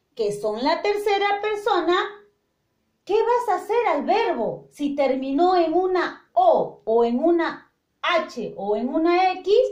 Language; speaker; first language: Spanish; native; Spanish